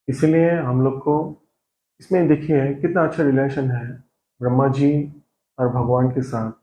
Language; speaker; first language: Hindi; non-native, local second language; Bangla